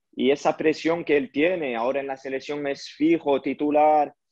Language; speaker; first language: Spanish; early bilingual, heritage; French